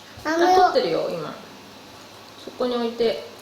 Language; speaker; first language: Japanese; native; Japanese